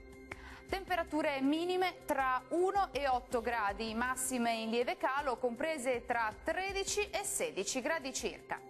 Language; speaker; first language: Italian; native; Italian